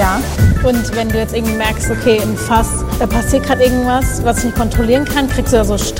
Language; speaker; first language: German; native; German